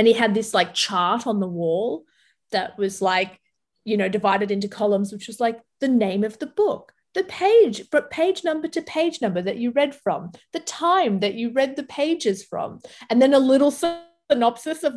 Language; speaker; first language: English; early bilingual, other home language; Arabic